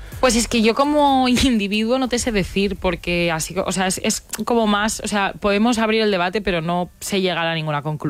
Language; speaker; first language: Spanish; native; Spanish